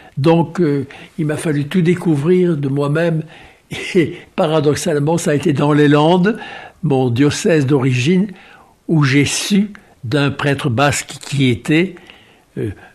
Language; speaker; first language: French; native; French